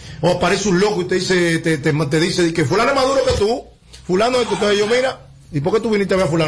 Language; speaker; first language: Spanish; native; Spanish